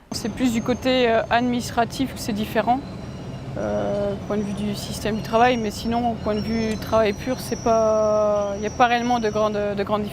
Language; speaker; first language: French; native; French